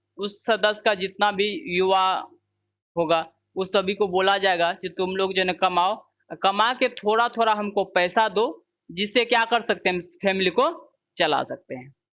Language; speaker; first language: Hindi; native; Hindi